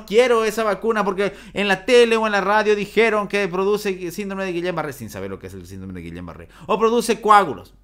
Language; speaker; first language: Spanish; native; Spanish